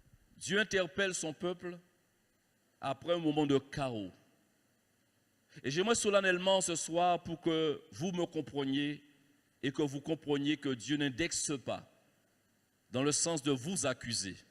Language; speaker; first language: French; native; French